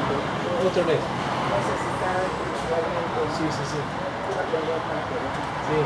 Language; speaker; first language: Spanish; non-native, learner; English